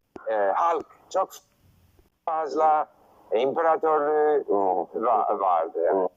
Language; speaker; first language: Turkish; non-native, learner; English